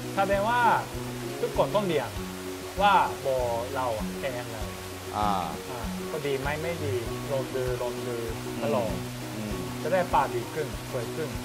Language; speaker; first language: Thai; non-native, fluent; Japanese